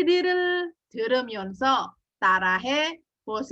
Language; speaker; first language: Korean; non-native, fluent; Indonesian